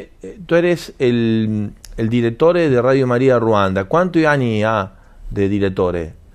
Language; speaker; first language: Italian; non-native, fluent; Spanish